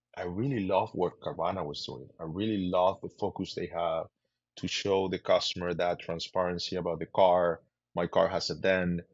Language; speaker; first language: English; non-native, fluent; Spanish